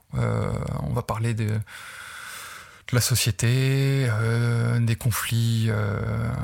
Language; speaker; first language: French; native; French